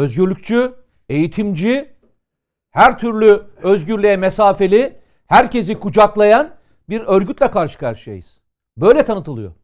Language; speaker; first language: Turkish; native; Turkish